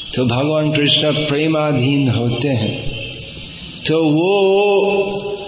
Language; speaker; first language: Hindi; non-native, fluent; English